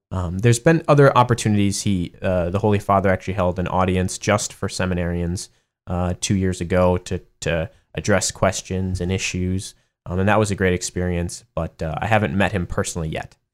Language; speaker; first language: English; native; English